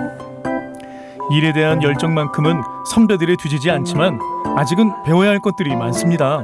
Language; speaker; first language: Korean; native; Korean